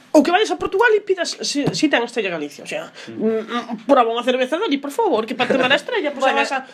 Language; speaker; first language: Galician; non-native, local second language; Spanish